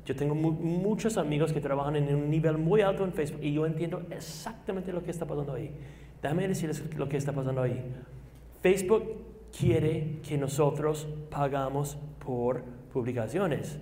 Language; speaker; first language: Spanish; non-native, fluent; English